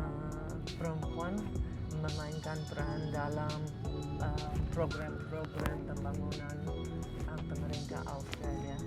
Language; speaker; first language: Indonesian; non-native, fluent; English